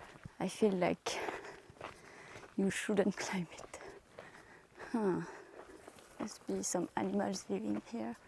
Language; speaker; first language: English; non-native, fluent; French